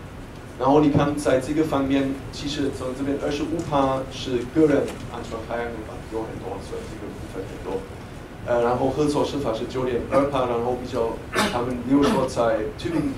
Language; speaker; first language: Chinese; non-native, fluent; German